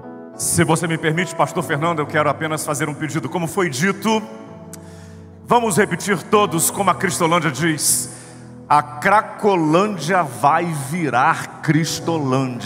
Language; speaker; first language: Portuguese; native; Portuguese